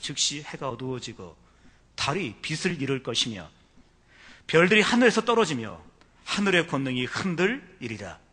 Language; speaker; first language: Korean; native; Korean